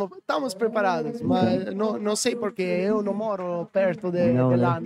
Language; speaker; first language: Portuguese; non-native, learner; Italian